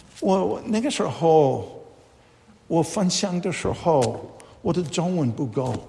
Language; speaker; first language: Chinese; non-native, fluent; English